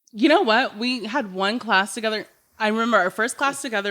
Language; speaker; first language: English; native; English